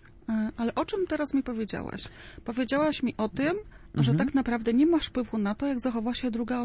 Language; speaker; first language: Polish; native; Polish